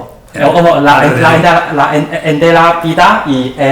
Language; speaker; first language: Spanish; non-native, learner; Chinese